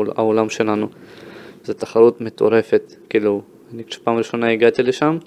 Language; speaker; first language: Hebrew; early bilingual, other home language; Ukrainian